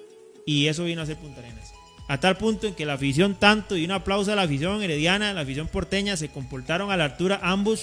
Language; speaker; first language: Spanish; native; Spanish